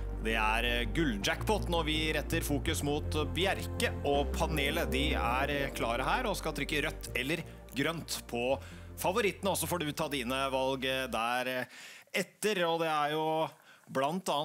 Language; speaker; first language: Norwegian; native; Norwegian